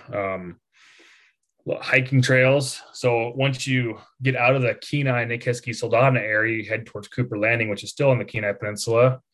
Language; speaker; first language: English; native; English